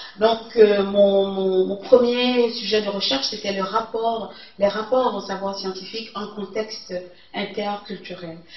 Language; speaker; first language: French; early bilingual, other home language; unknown